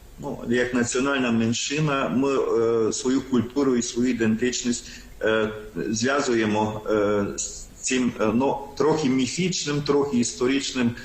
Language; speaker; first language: Ukrainian; non-native, local second language; Hungarian